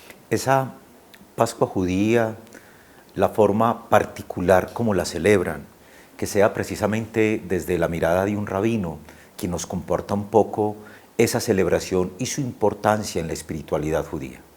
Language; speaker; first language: Spanish; native; Spanish